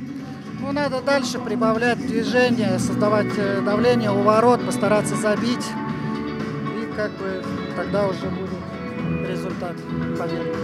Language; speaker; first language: Russian; native; Russian